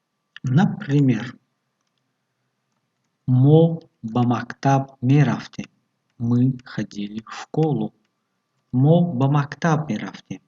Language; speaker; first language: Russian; non-native, local second language; Tajik